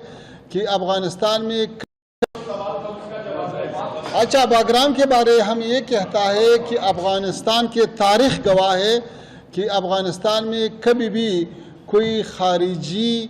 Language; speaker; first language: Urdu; non-native, learner; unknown